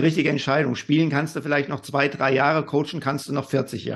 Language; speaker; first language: German; native; German